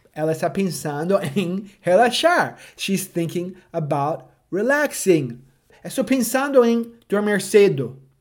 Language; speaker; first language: Portuguese; non-native, fluent; English